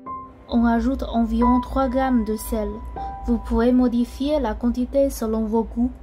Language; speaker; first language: French; non-native, fluent; Chinese